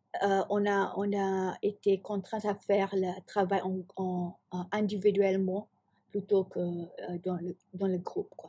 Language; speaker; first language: French; non-native, fluent; Malay